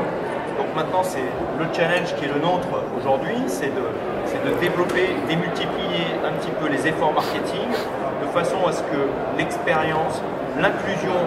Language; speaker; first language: French; native; French